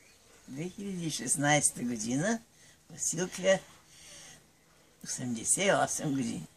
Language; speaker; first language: Bulgarian; native; Bulgarian